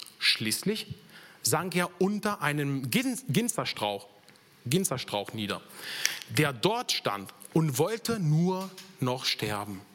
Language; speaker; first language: German; non-native, fluent; Italian